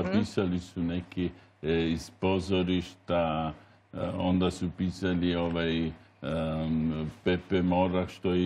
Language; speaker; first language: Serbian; non-native, learner; Italian